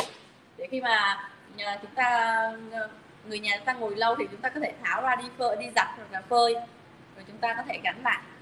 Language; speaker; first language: Vietnamese; native; Vietnamese